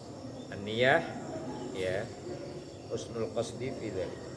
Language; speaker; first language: Arabic; non-native, fluent; Indonesian